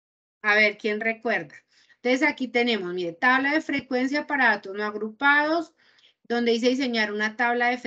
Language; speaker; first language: Spanish; native; Spanish